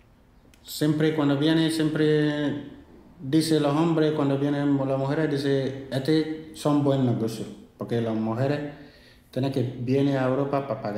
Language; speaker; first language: Spanish; non-native, learner; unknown